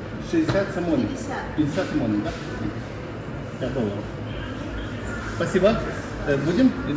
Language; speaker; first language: Russian; non-native, learner; Lithuanian